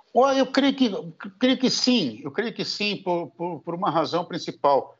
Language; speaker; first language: Portuguese; native; Portuguese